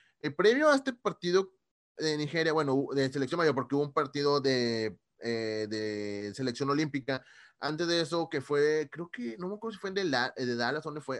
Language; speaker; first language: Spanish; native; Spanish